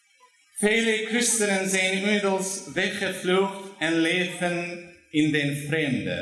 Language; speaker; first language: Dutch; non-native, fluent; Turoyo